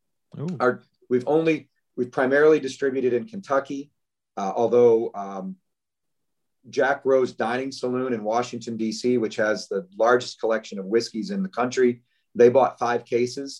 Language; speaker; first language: English; native; English